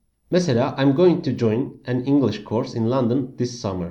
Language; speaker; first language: English; non-native, fluent; Turkish